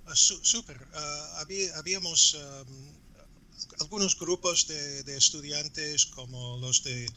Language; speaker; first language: Spanish; non-native, fluent; English